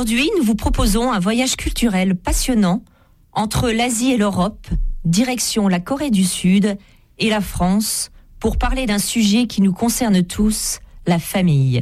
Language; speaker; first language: French; native; French